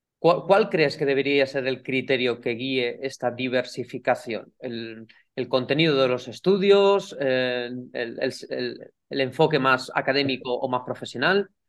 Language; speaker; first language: Spanish; native; Spanish